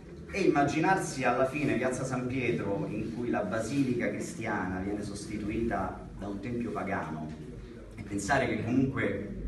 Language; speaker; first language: Italian; native; Italian